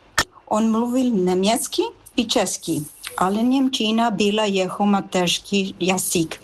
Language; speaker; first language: Czech; non-native, learner; Spanish